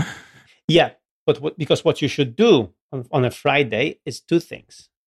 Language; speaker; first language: English; non-native, fluent; Polish